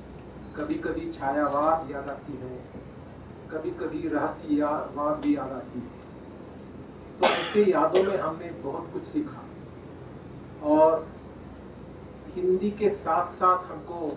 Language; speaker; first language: Hindi; non-native, local second language; Telugu